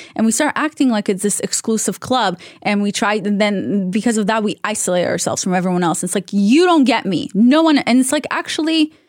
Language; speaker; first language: English; non-native, fluent; Hebrew